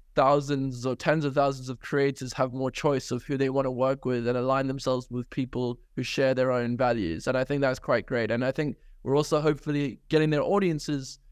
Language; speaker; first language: English; native; English